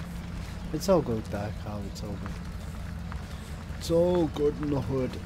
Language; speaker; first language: English; native; English